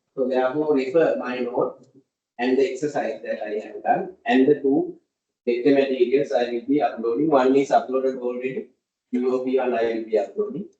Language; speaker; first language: English; non-native, local second language; Sinhala